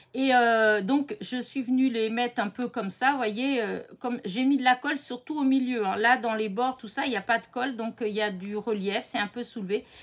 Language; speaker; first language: French; native; French